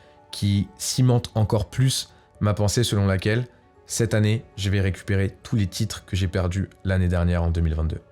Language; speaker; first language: French; native; French